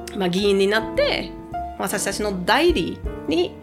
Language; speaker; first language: Japanese; non-native, fluent; English